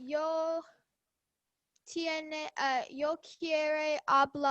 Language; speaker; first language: Spanish; non-native, learner; English